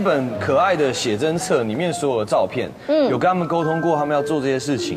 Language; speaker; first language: Chinese; native; Chinese